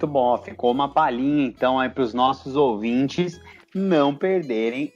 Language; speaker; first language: Portuguese; native; Portuguese